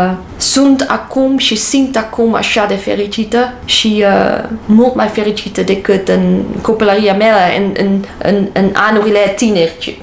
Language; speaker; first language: Romanian; non-native, learner; English